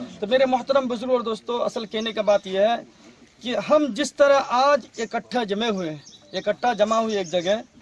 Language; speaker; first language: Urdu; native; Urdu